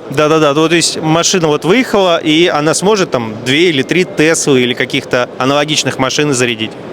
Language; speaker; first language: Russian; native; Russian